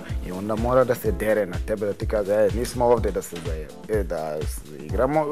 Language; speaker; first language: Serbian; non-native, learner; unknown